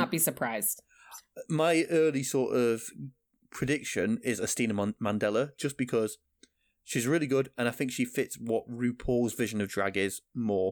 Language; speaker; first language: English; native; English